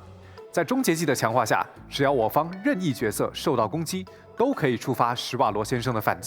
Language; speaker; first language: Chinese; native; Chinese